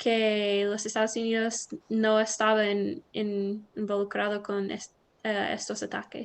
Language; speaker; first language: Spanish; non-native, learner; English